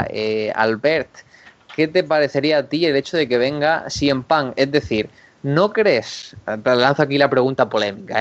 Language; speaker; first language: Spanish; native; Spanish